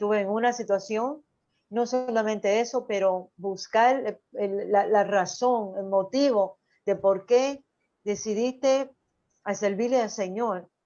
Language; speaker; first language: Spanish; early bilingual, heritage; Spanish